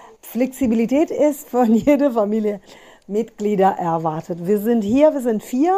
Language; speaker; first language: German; non-native, fluent; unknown